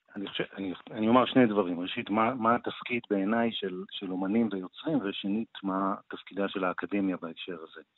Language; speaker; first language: Hebrew; native; Hebrew